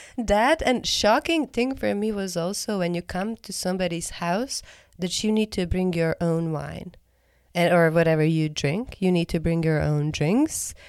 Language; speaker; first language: English; non-native, fluent; Croatian